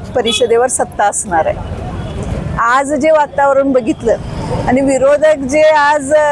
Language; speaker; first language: Marathi; native; Marathi